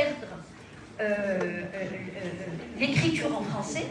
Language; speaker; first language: French; non-native, local second language; Arabic